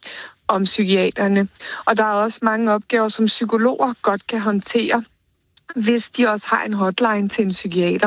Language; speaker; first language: Danish; native; Danish